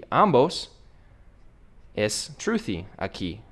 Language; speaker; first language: Spanish; non-native, learner; English